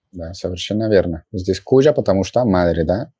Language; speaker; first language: Russian; non-native, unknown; Spanish